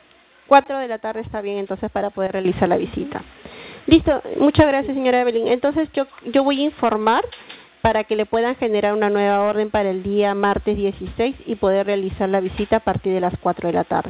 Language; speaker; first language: Spanish; native; Spanish